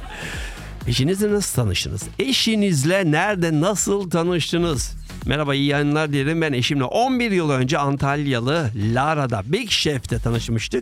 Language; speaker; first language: Turkish; native; Turkish